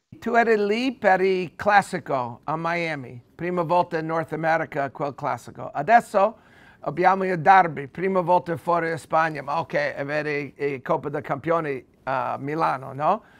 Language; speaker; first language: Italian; non-native, learner; English